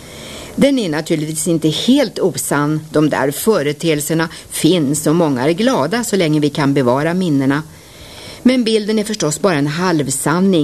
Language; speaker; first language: Swedish; native; Swedish